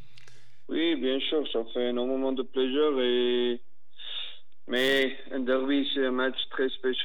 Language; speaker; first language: French; non-native, fluent; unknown